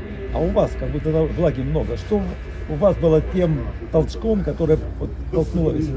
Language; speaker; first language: Russian; native; Russian